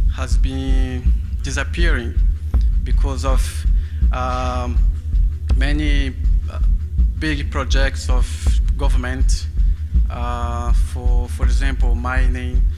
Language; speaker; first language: English; non-native, fluent; Portuguese